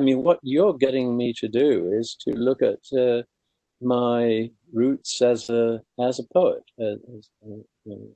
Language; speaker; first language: English; native; English